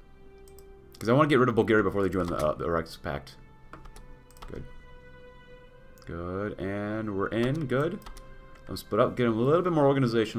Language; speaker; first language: English; native; English